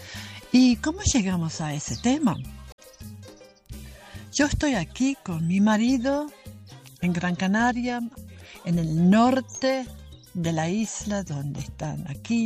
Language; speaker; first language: Spanish; non-native, fluent; German